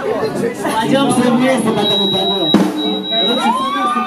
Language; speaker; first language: Russian; native; Russian